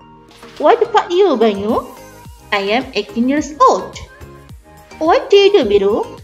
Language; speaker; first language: English; non-native, fluent; Indonesian